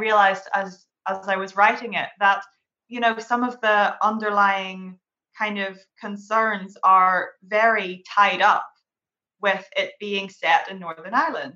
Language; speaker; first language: English; native; English